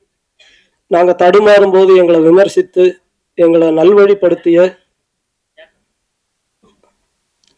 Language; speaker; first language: Tamil; native; Tamil